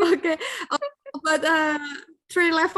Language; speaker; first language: English; non-native, learner; Indonesian